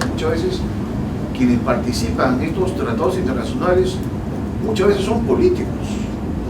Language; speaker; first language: Spanish; native; Spanish